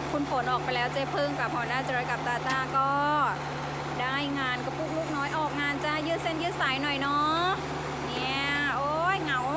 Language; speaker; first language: Thai; native; Thai